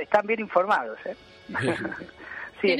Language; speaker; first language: Spanish; native; Spanish